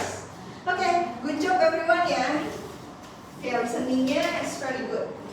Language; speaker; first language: English; non-native, fluent; Indonesian